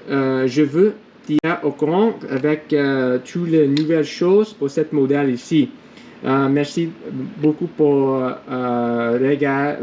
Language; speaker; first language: French; non-native, learner; English